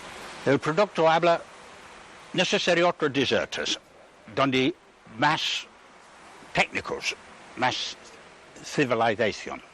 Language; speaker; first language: Spanish; non-native, learner; English